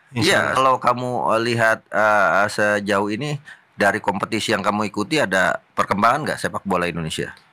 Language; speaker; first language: Indonesian; native; Indonesian